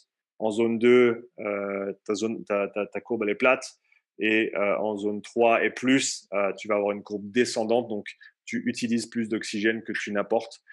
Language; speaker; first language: French; native; French